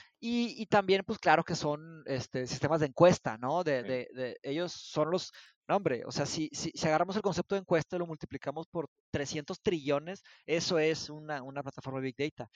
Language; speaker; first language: Spanish; early bilingual, other home language; Portuguese